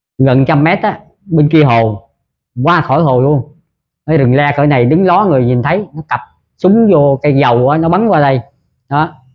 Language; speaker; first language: Vietnamese; early bilingual, heritage; Vietnamese